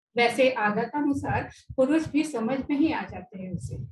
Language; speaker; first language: Hindi; non-native, local second language; Marathi